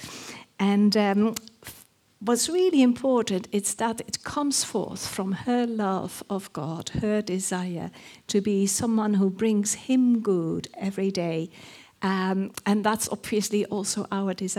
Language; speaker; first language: English; non-native, fluent; Dutch